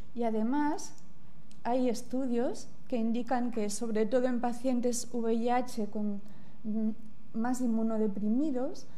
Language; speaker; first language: Spanish; native; Spanish